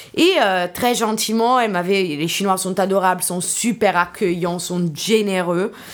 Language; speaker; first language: French; non-native, fluent; Italian